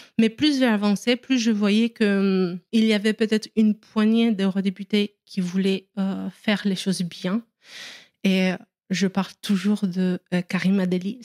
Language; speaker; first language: French; non-native, fluent; Romanian